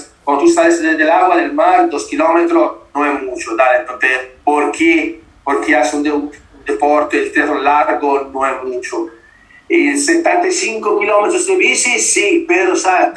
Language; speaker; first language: Spanish; non-native, learner; Italian